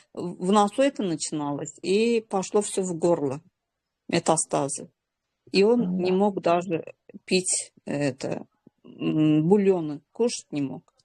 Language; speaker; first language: Russian; non-native, local second language; Azerbaijani